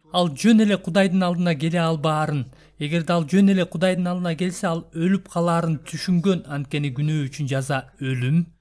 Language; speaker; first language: Kyrgyz; non-native, local second language; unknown